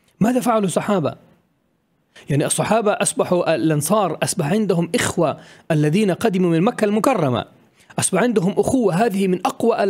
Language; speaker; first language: Arabic; non-native, fluent; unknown